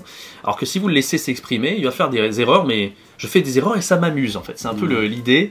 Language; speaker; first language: French; native; French